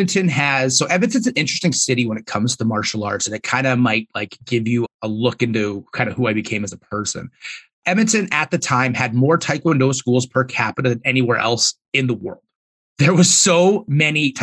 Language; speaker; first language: English; native; English